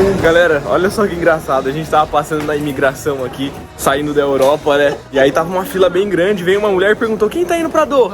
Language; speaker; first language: Portuguese; native; Portuguese